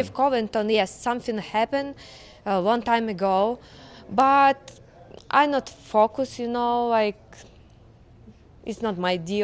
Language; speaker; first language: English; non-native, learner; Ukrainian